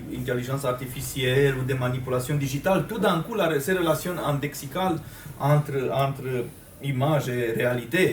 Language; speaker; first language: French; non-native, fluent; Romanian